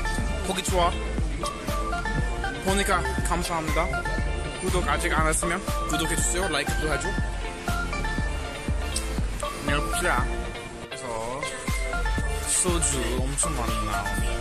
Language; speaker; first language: Korean; non-native, fluent; English